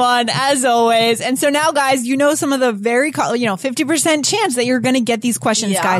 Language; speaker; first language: English; native; English